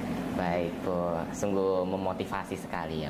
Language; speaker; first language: Indonesian; native; Indonesian